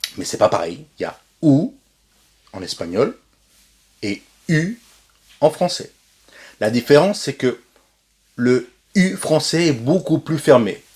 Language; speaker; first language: French; native; French